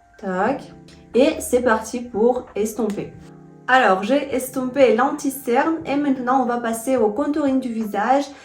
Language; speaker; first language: French; non-native, fluent; Russian